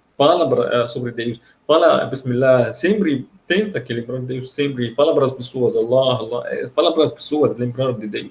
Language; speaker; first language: Portuguese; non-native, learner; Arabic